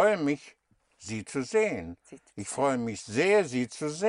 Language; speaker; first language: German; non-native, fluent; English